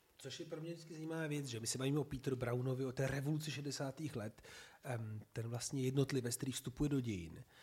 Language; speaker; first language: Czech; non-native, fluent; Italian